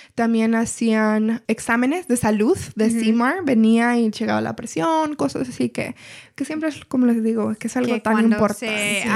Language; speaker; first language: Spanish; early bilingual, heritage; Spanish